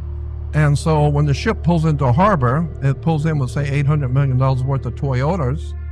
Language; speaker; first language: English; native; English